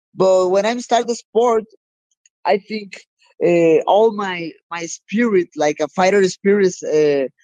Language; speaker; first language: English; non-native, learner; Spanish